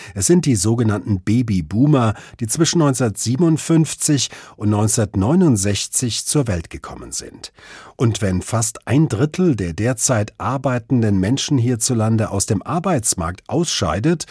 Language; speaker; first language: German; native; German